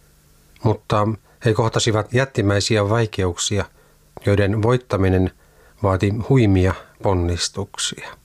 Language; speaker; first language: Finnish; native; Finnish